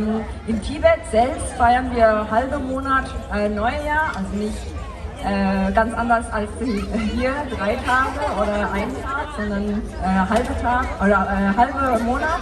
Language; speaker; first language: German; non-native, learner; Tibetan